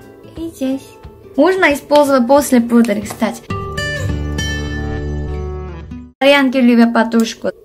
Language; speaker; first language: Russian; non-native, fluent; Korean